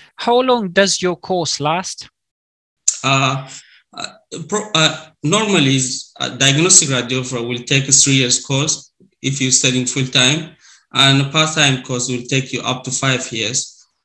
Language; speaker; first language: English; non-native, learner; Arabic